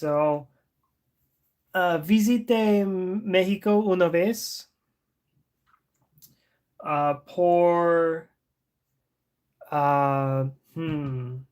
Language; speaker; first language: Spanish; non-native, learner; English